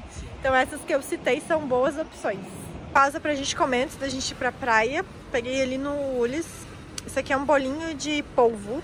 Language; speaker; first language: Portuguese; native; Portuguese